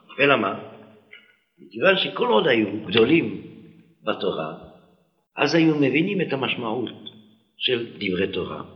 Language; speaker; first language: Hebrew; non-native, fluent; French